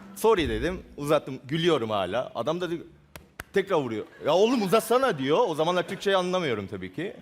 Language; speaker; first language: Turkish; non-native, fluent; Spanish